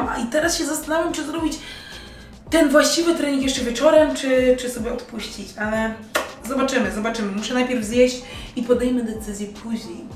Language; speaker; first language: Polish; native; Polish